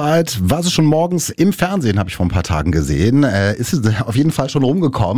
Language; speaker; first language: German; native; German